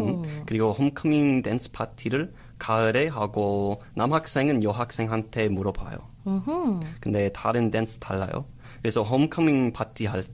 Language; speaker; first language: Korean; non-native, learner; English